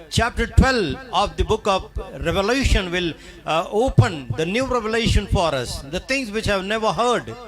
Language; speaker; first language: English; non-native, local second language; Hindi